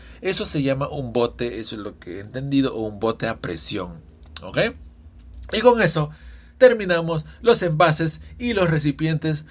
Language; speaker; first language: Spanish; early bilingual, heritage; Spanish